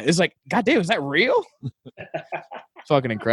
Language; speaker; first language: English; native; English